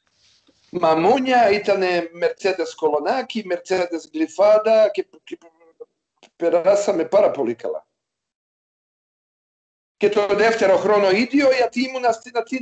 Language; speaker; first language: Greek; non-native, learner; Serbian